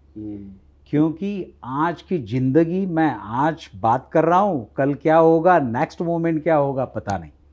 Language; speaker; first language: Hindi; non-native, local second language; Marathi